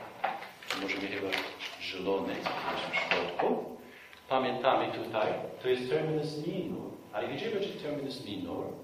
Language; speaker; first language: Polish; non-native, fluent; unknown